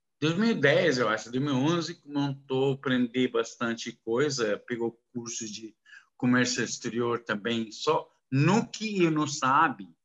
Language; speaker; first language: Portuguese; non-native, learner; Arabic